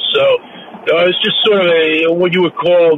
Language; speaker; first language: English; native; English